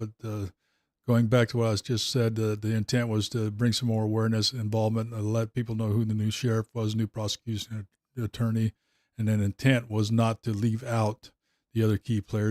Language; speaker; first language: English; native; English